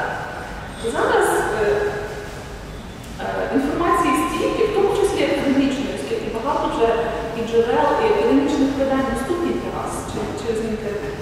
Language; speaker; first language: Ukrainian; native; Ukrainian